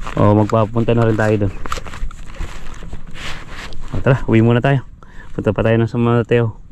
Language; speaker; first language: Filipino; native; Filipino